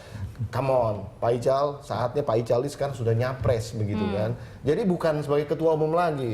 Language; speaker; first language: Indonesian; native; Indonesian